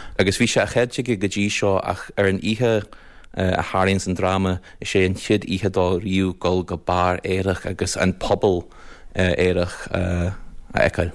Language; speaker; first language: Irish; native; Irish